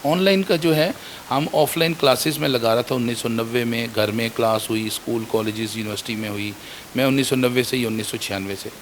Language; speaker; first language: Urdu; native; Urdu